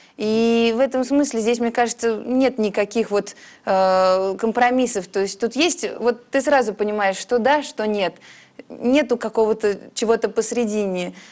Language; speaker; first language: Russian; early bilingual, heritage; Russian